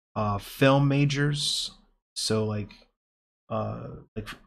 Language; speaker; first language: English; native; English